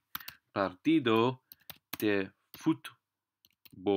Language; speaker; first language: Spanish; non-native, fluent; English